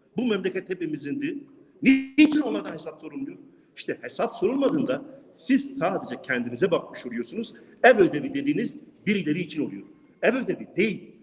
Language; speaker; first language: Turkish; non-native, local second language; Kurdish